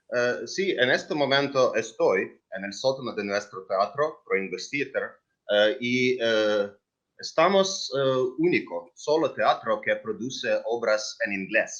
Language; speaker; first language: Spanish; non-native, learner; Ukrainian